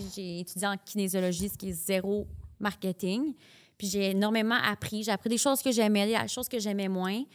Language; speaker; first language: French; native; French